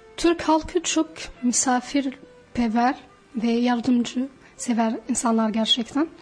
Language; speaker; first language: Turkish; non-native, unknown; Arabic